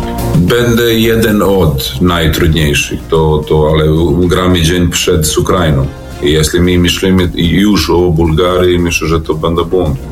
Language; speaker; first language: Polish; non-native, learner; Serbian